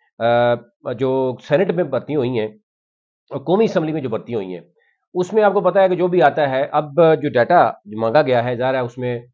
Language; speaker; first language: Urdu; non-native, local second language; Punjabi